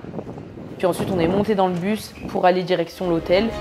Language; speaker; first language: French; native; French